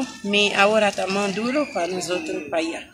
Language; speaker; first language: Spanish; non-native, learner; Haitian Creole